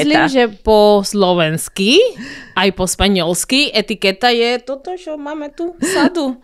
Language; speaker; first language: Slovak; non-native, fluent; Spanish